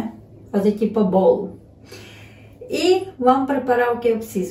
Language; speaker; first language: Portuguese; non-native, learner; Ukrainian